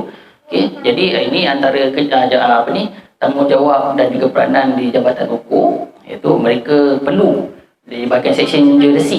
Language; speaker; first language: Malay; native; Malay